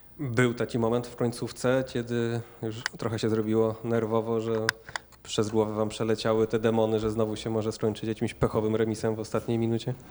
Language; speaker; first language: Polish; native; Polish